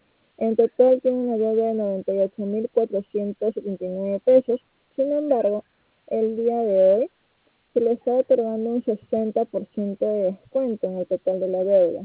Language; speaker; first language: Spanish; native; Spanish